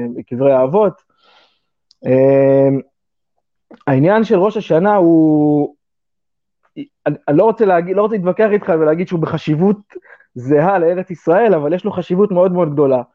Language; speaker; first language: Hebrew; native; Hebrew